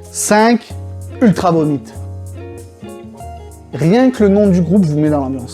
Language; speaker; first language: French; native; French